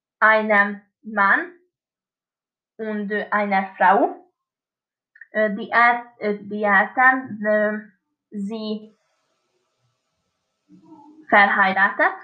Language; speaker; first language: German; non-native, learner; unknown